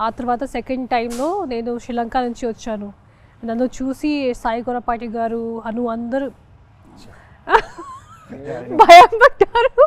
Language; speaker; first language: Telugu; non-native, local second language; Hindi